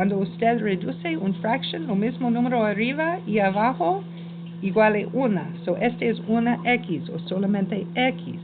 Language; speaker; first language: Spanish; non-native, learner; English